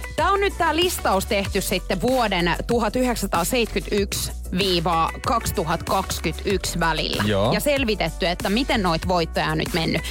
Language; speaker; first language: Finnish; native; Finnish